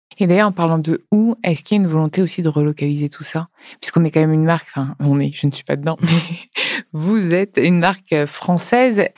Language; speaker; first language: French; native; French